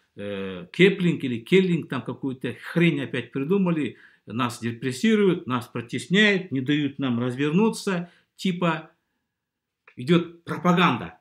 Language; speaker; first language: Russian; native; Russian